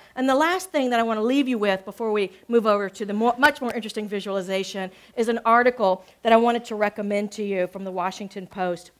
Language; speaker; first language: English; native; English